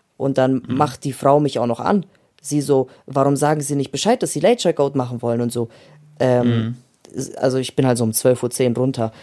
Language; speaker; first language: German; early bilingual, other home language; Russian